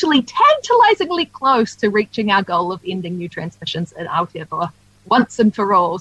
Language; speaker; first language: English; native; English